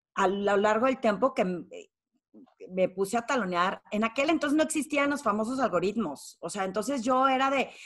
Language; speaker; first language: Spanish; native; Spanish